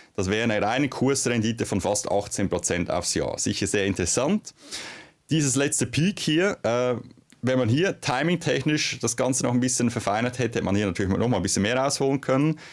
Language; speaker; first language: German; native; German